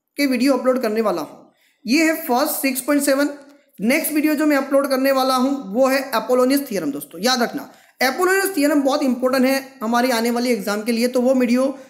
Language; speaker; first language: Hindi; non-native, local second language; Gujarati